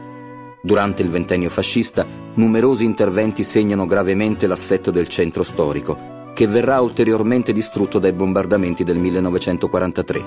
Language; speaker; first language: Italian; native; Italian